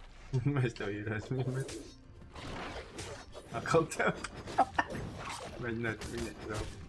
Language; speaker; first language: Latvian; native; Latvian